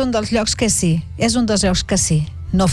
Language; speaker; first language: Catalan; native; Catalan